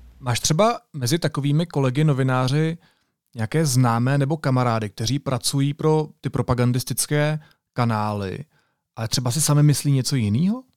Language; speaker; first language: Czech; native; Czech